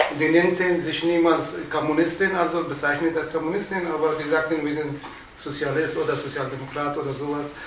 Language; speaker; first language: German; non-native, learner; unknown